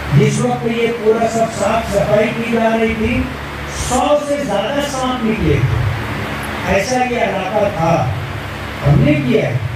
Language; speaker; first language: Urdu; native; Urdu